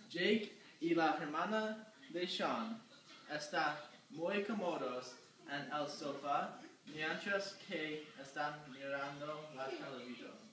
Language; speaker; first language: Spanish; non-native, learner; English